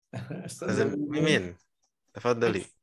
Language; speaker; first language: Arabic; non-native, fluent; Indonesian